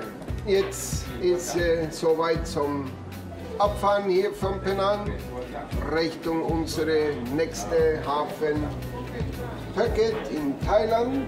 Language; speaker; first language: German; non-native, fluent; Norwegian